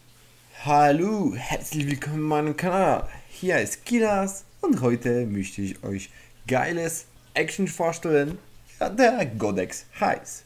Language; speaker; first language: German; non-native, fluent; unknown